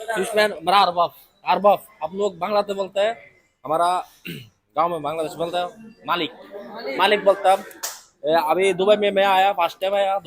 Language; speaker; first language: Hindi; non-native, learner; Bangla